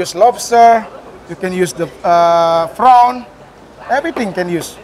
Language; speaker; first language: English; non-native, learner; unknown